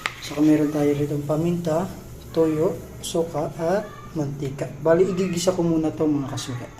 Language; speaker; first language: Filipino; non-native, local second language; Bikol